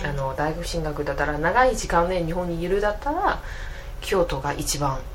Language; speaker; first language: Japanese; non-native, fluent; Chinese